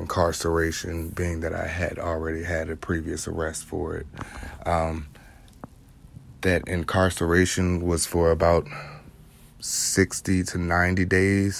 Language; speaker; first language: English; native; English